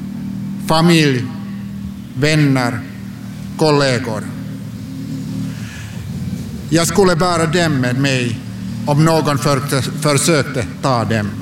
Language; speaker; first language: Swedish; non-native, local second language; Finnish